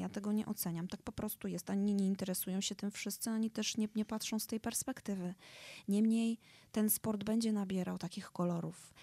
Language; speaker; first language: Polish; native; Polish